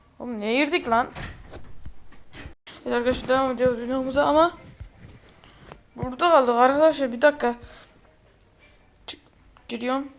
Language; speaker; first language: Turkish; native; Turkish